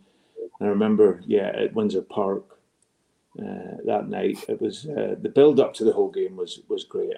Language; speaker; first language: English; native; English